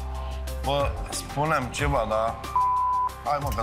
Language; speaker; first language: Romanian; native; Romanian